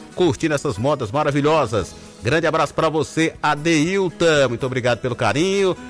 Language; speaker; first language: Portuguese; native; Portuguese